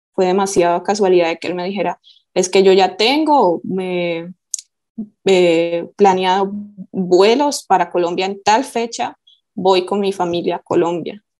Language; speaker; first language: Spanish; native; Spanish